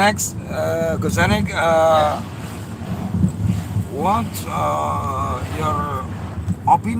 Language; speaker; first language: English; non-native, learner; Indonesian